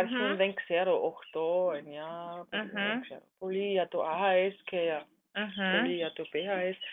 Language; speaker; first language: Greek; non-native, learner; German